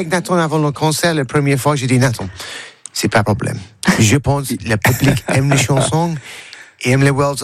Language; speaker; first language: French; non-native, learner; English